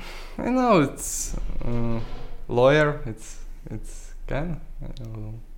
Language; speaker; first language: English; non-native, learner; Polish